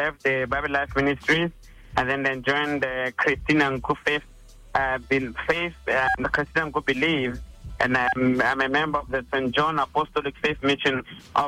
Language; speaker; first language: English; non-native, local second language; Tswana